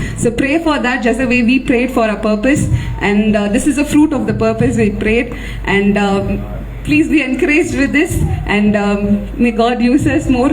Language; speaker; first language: English; non-native, local second language; Tamil